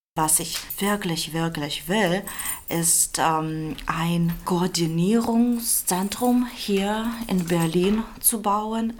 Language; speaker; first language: German; non-native, fluent; Russian